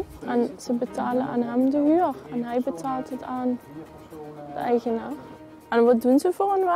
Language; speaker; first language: Dutch; native; Dutch